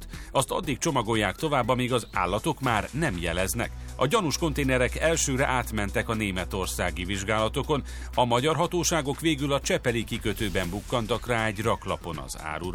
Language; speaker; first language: Hungarian; native; Hungarian